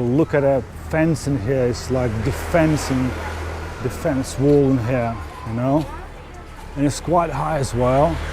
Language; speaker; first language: English; non-native, fluent; Lithuanian